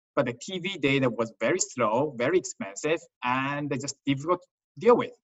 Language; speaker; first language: English; non-native, fluent; Chinese